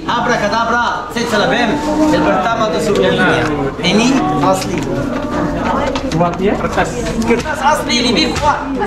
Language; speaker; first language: Indonesian; non-native, learner; Arabic